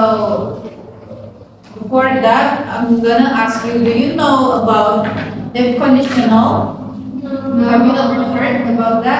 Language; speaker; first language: English; non-native, fluent; Indonesian